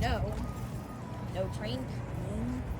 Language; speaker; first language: English; native; English